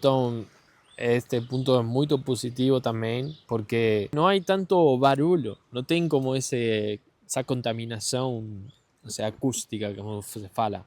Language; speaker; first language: Portuguese; non-native, learner; Spanish